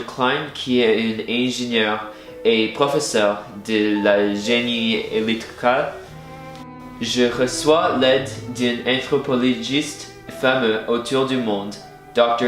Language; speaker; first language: French; non-native, learner; English